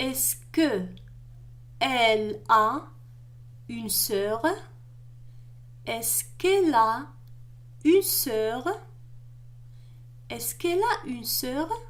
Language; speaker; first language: French; non-native, local second language; Arabic